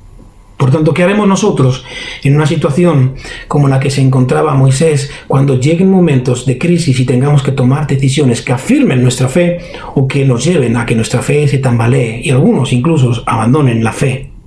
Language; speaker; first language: Spanish; native; Spanish